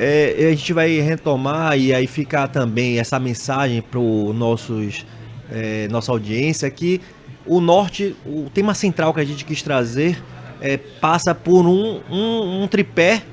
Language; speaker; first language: Portuguese; native; Portuguese